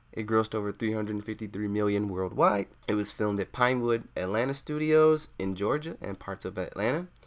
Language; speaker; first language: English; native; English